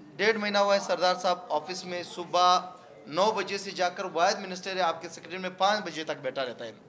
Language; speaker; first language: Urdu; non-native, local second language; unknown